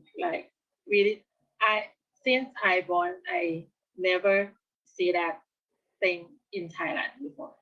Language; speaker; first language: English; non-native, learner; Thai